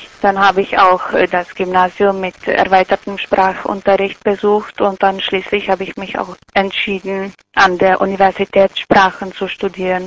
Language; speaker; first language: German; non-native, fluent; Czech